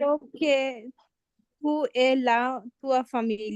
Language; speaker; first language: Italian; non-native, learner; Bangla